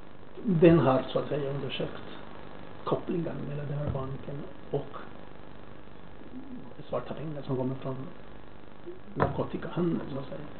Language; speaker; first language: Swedish; non-native, fluent; Spanish